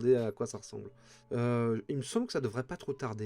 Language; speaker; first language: French; native; French